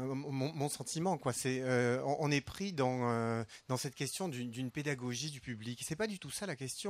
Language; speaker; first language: French; native; French